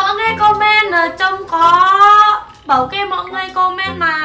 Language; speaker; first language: Vietnamese; non-native, learner; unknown